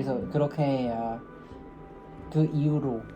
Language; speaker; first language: Korean; non-native, learner; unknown